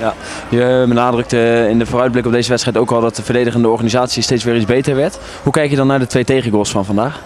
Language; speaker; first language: Dutch; native; Dutch